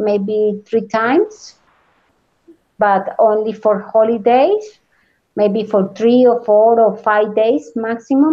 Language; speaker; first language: English; non-native, learner; Spanish